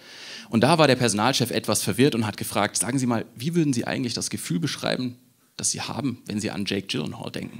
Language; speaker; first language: German; native; German